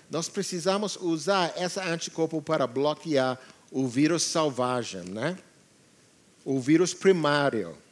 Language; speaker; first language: Portuguese; non-native, learner; English